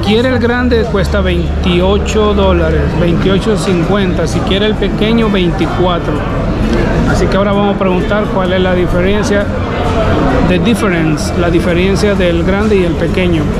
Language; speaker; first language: Spanish; native; Spanish